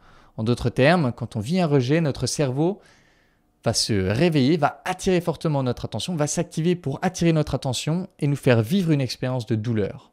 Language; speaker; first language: French; native; French